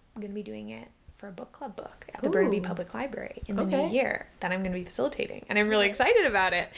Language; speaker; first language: English; native; English